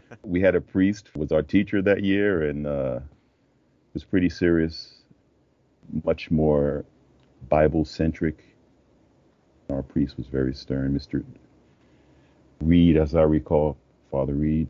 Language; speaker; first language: English; native; English